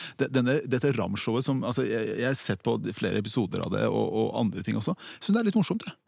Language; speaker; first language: Norwegian; early bilingual, other home language; Persian